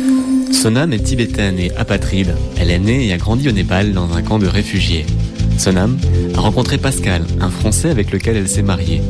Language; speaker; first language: French; native; French